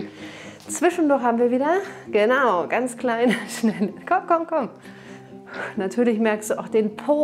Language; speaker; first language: German; native; German